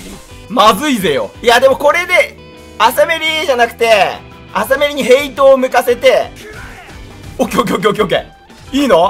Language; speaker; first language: Japanese; native; Japanese